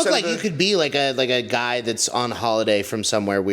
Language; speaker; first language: English; native; English